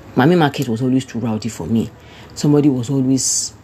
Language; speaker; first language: English; non-native, local second language; Yoruba